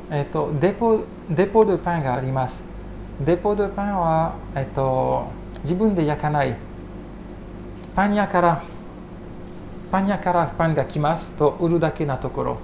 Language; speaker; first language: Japanese; non-native, learner; French